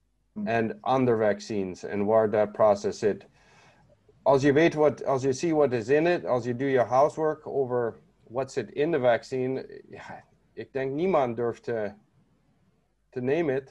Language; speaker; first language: Dutch; non-native, learner; English